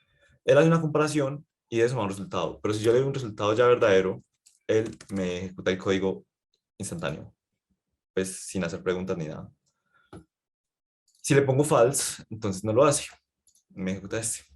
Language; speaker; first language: Spanish; native; Spanish